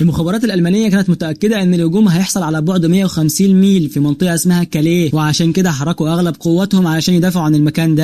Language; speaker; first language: Arabic; native; Arabic